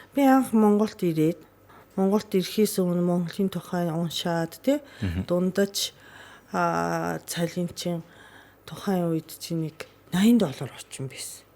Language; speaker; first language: Mongolian; non-native, fluent; Japanese